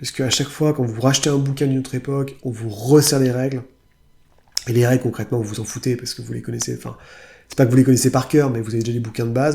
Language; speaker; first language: French; native; French